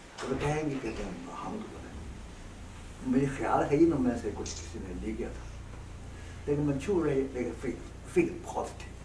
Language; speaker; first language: Urdu; non-native, fluent; Chinese